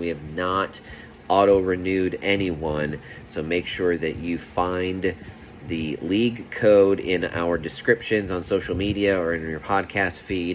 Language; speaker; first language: English; native; English